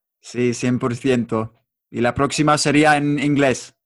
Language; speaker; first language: Spanish; non-native, learner; English